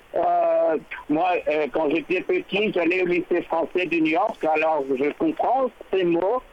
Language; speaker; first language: French; non-native, learner; English